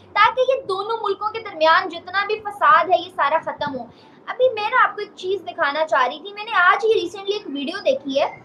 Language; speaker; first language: Urdu; native; Urdu